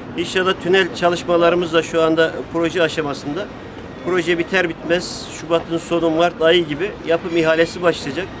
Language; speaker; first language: Turkish; native; Turkish